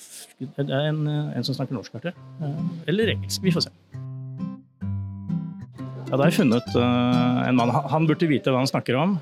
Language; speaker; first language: Norwegian; native; Norwegian